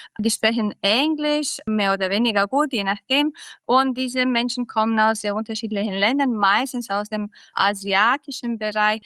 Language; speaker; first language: German; early bilingual, other home language; Croatian